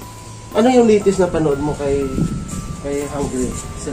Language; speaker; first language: Filipino; native; Filipino